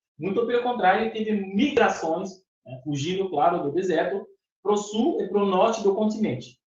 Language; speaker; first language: Portuguese; non-native, fluent; Fon